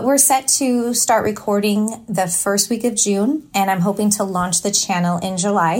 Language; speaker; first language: English; native; English